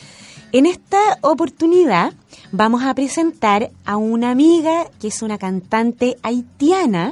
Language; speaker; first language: Spanish; native; Spanish